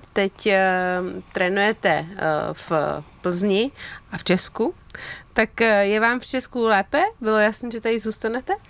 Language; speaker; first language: Czech; native; Czech